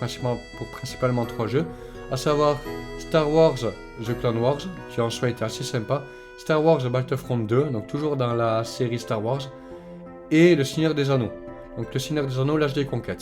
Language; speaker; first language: French; native; French